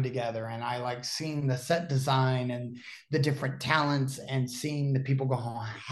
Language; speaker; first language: English; native; English